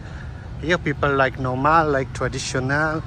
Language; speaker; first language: English; non-native, learner; Dutch